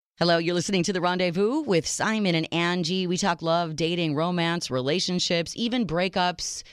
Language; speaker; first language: English; native; English